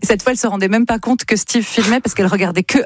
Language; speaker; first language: French; native; French